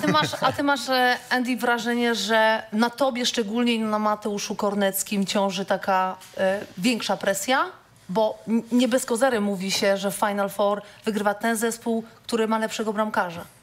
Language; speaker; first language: Polish; native; Polish